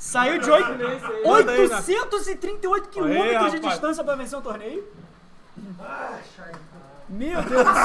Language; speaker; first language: Portuguese; native; Portuguese